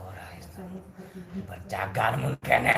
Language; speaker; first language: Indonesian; non-native, local second language; Javanese